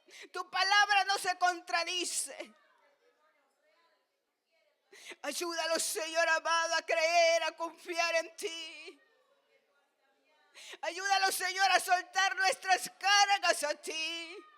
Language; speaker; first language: Spanish; native; Spanish